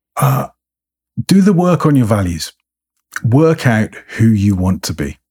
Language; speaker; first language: English; native; English